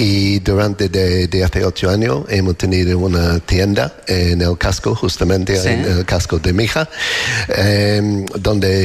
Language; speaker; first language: Spanish; non-native, learner; English